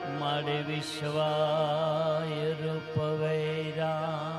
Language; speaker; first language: Gujarati; native; Gujarati